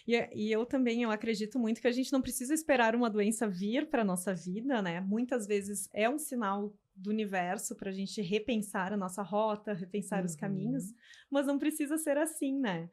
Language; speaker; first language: Portuguese; native; Portuguese